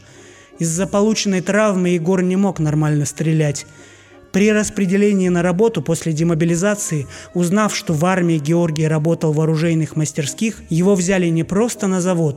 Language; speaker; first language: Russian; native; Russian